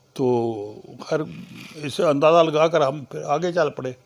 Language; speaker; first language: Urdu; non-native, local second language; Punjabi